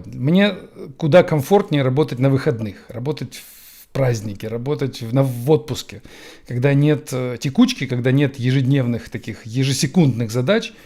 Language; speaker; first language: Russian; native; Russian